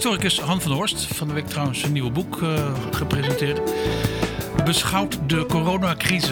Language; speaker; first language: Dutch; native; Dutch